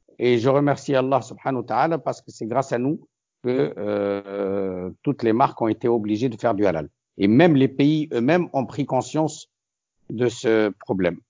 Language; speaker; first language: French; non-native, local second language; Arabic